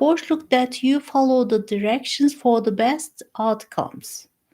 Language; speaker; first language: English; non-native, fluent; Turkish